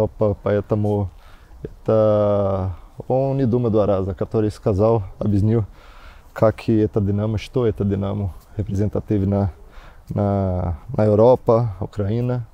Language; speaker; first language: Russian; non-native, learner; Portuguese